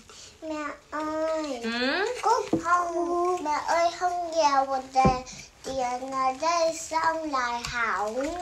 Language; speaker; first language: Vietnamese; early bilingual, heritage; Vietnamese